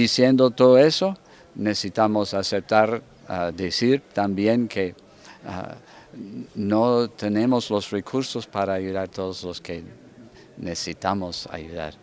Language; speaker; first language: Spanish; non-native, fluent; English